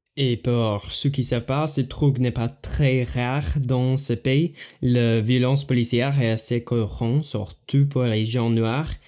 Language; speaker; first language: French; non-native, learner; English